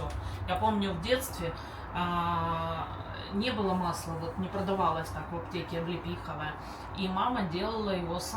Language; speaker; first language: Russian; native; Russian